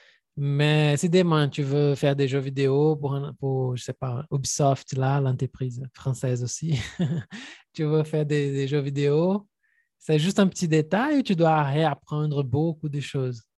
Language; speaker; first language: French; non-native, fluent; Portuguese